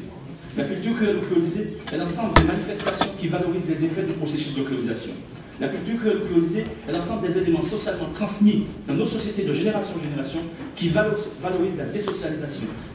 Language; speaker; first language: French; native; French